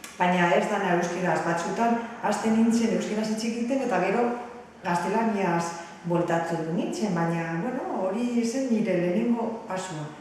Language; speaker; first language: Basque; non-native, local second language; Spanish